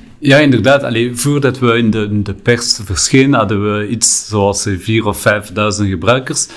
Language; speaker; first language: Dutch; non-native, local second language; French